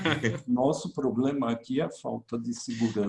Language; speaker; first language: Portuguese; early bilingual, other home language; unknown